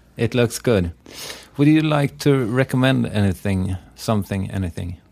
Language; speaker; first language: English; non-native, fluent; Swedish